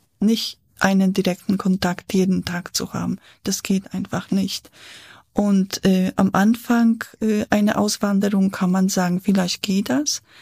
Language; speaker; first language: German; non-native, fluent; Polish